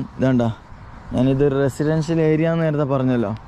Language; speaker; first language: Malayalam; native; Malayalam